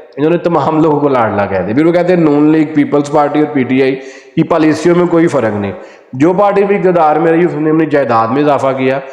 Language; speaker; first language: Urdu; non-native, local second language; Punjabi